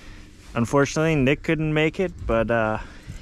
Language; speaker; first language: English; native; English